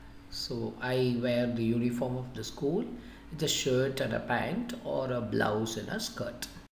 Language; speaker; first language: English; non-native, local second language; Tamil